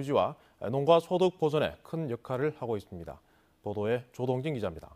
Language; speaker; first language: Korean; native; Korean